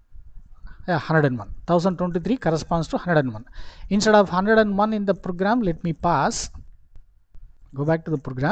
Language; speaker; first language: English; non-native, local second language; Tamil